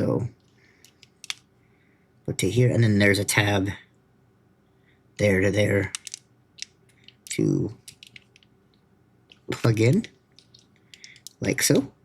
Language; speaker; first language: English; native; English